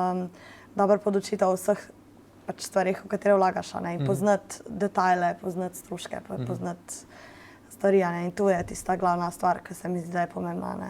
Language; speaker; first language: Slovenian; native; Slovenian